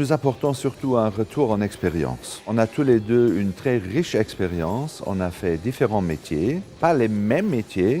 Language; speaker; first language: French; non-native, local second language; Luxembourgish